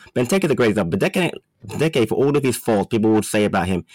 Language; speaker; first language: English; native; English